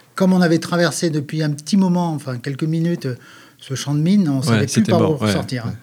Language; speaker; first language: French; native; French